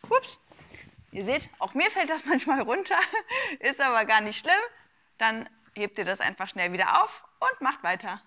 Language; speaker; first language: German; native; German